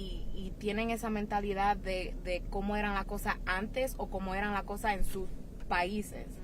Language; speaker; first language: Spanish; early bilingual, heritage; Spanish